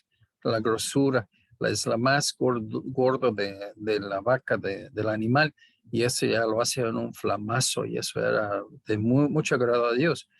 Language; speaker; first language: Spanish; non-native, fluent; English